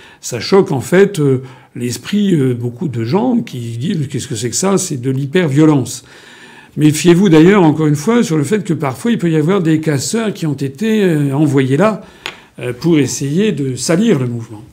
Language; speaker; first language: French; native; French